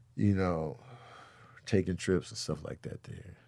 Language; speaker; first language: English; early bilingual, other home language; Yoruba